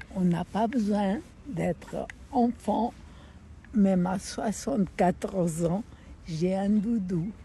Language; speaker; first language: French; non-native, fluent; Portuguese